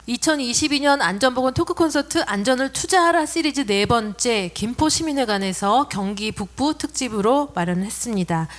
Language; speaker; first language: Korean; native; Korean